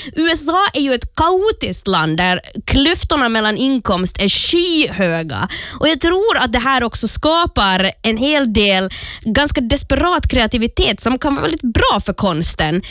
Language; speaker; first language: Swedish; native; Swedish